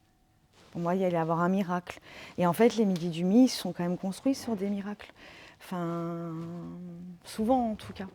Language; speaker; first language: French; native; French